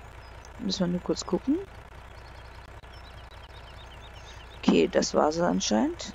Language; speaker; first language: German; native; German